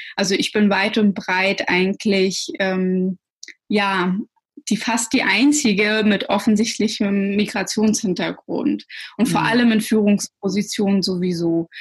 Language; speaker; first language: German; early bilingual, other home language; Russian